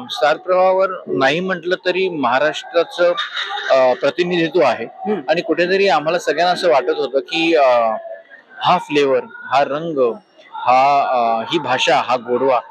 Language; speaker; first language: Marathi; native; Marathi